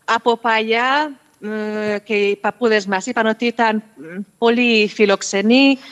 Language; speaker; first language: Greek; early bilingual, heritage; Hungarian